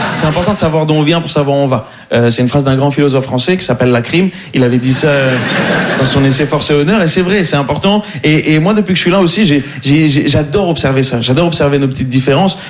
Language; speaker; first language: French; native; French